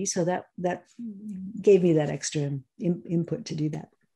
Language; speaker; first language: English; native; English